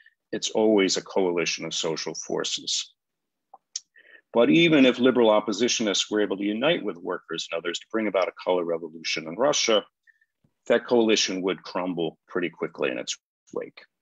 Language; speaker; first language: English; native; English